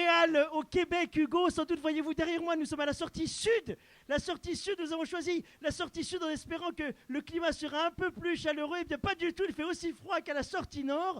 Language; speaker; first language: French; native; French